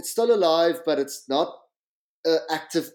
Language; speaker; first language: English; native; English